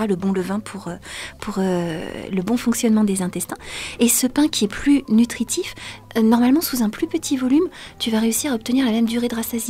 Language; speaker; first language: French; native; French